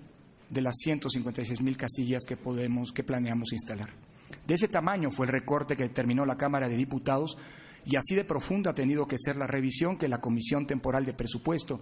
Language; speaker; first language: Spanish; native; Spanish